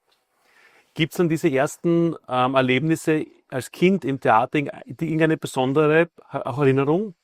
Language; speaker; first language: German; native; German